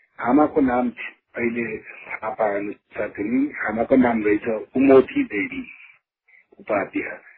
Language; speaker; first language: Nepali; native; Nepali